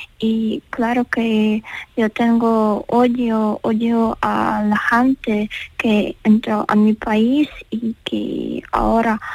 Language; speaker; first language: Spanish; non-native, learner; Ukrainian